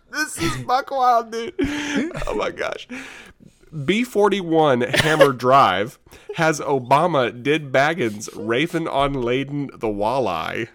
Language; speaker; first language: English; native; English